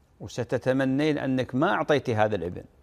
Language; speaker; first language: Arabic; native; Arabic